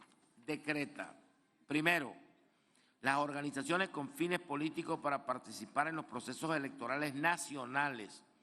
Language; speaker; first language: Spanish; native; Spanish